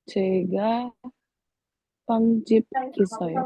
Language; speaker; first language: Korean; non-native, learner; Indonesian